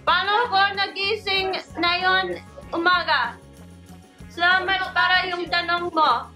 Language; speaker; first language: Filipino; early bilingual, heritage; English